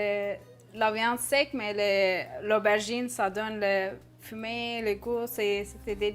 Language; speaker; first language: French; non-native, learner; Turkish